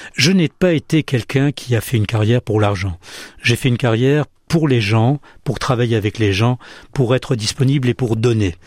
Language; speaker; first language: French; native; French